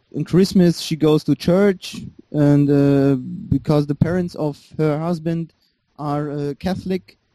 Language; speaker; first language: English; non-native, fluent; German